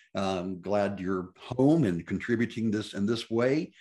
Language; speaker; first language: English; native; English